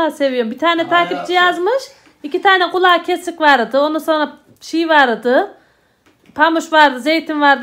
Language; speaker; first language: Turkish; native; Turkish